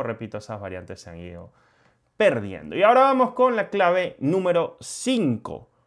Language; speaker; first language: Spanish; native; Spanish